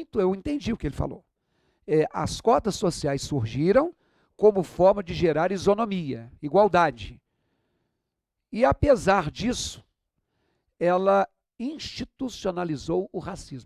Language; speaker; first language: Portuguese; native; Portuguese